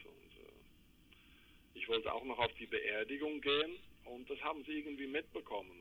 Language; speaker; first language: German; non-native, fluent; English